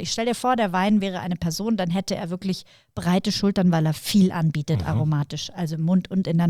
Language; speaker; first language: German; native; German